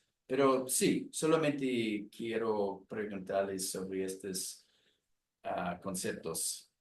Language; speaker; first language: Spanish; non-native, fluent; English